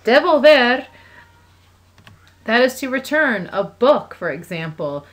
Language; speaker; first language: English; native; English